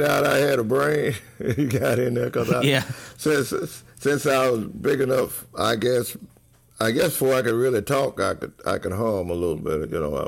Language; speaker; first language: English; native; English